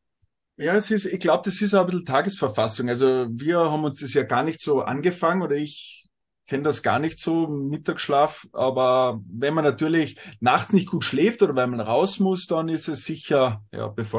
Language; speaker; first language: German; native; German